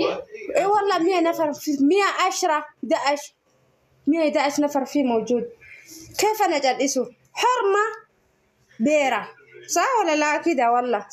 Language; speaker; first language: Arabic; non-native, learner; Oromo